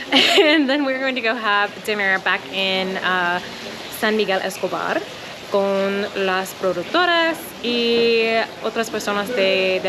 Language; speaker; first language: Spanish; non-native, learner; English